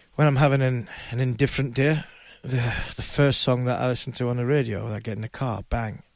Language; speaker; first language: English; native; English